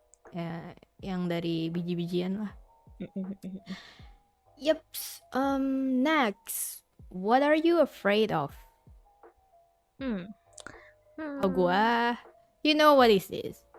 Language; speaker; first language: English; non-native, fluent; Indonesian